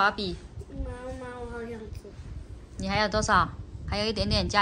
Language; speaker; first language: Chinese; native; Chinese